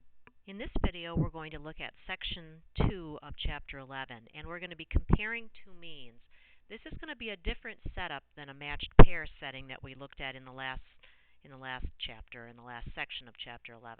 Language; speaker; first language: English; native; English